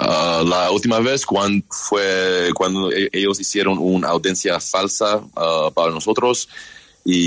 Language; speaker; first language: Spanish; non-native, learner; English